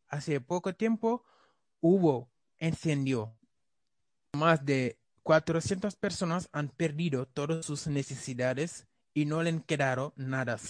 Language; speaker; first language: Spanish; non-native, learner; Wolof